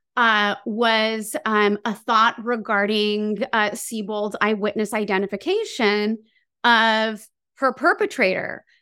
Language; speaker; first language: English; native; English